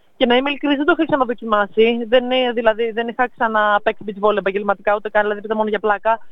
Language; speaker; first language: Greek; native; Greek